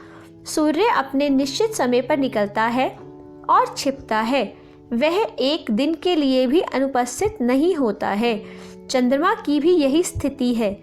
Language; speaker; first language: Hindi; native; Hindi